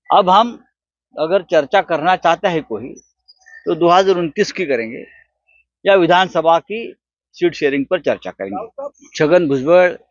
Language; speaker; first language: Hindi; non-native, local second language; Marathi